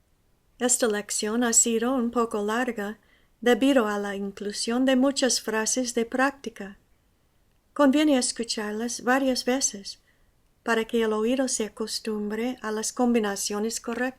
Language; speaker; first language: Spanish; non-native, fluent; English